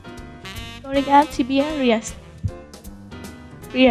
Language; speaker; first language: Russian; non-native, learner; Thai